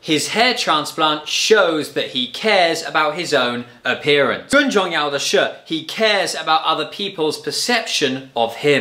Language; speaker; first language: English; native; English